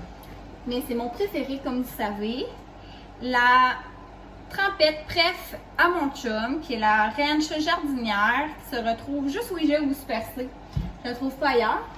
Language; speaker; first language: French; native; French